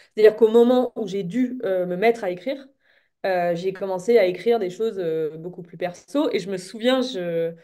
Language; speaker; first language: French; native; French